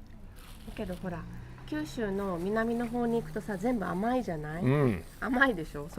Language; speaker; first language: Japanese; native; Japanese